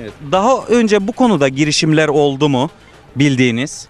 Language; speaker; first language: Turkish; native; Turkish